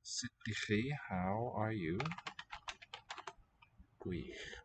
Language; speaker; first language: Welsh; non-native, learner; English